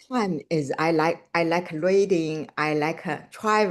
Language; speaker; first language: English; non-native, learner; Chinese